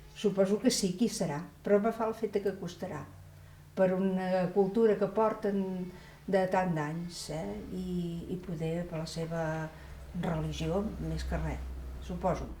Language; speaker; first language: Catalan; native; Catalan